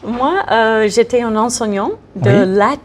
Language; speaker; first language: French; non-native, fluent; English